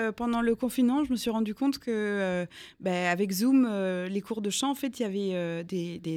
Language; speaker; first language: French; native; French